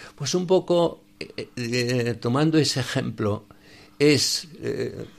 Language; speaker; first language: Spanish; native; Spanish